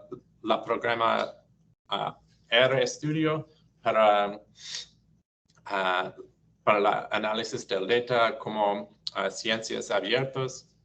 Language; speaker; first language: Spanish; non-native, learner; English